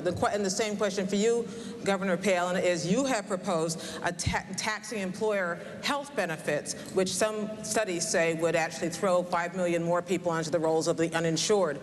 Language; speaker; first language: English; native; English